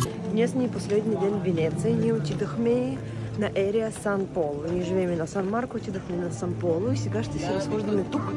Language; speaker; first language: Bulgarian; non-native, fluent; Russian